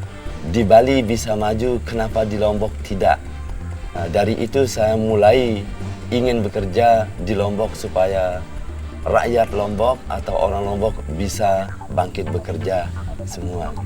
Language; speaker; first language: Indonesian; non-native, local second language; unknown